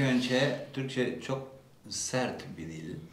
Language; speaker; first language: Turkish; non-native, learner; Spanish